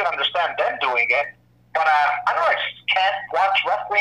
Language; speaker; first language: English; non-native, fluent; Hebrew